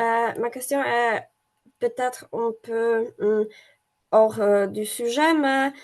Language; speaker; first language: French; non-native, fluent; Polish